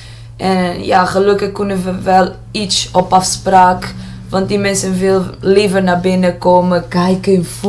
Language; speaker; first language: Dutch; non-native, learner; Portuguese